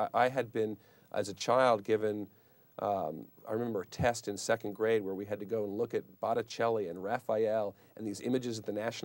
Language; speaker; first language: English; native; English